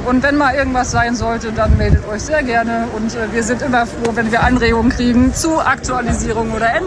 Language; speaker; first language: German; native; German